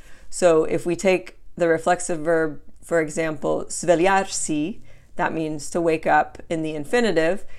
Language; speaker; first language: English; native; English